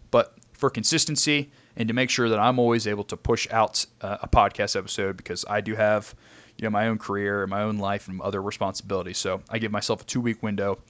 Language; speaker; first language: English; native; English